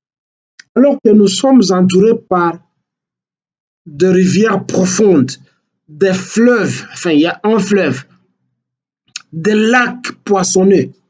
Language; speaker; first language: French; non-native, local second language; Lingala